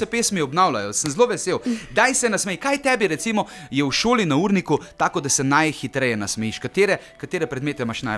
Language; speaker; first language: Slovenian; native; Slovenian